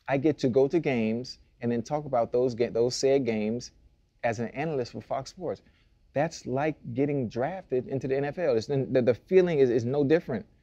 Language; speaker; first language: English; native; English